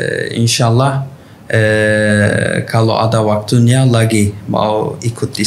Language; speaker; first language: Indonesian; non-native, learner; Turkish